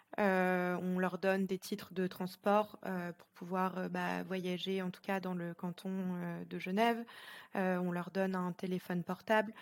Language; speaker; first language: French; native; French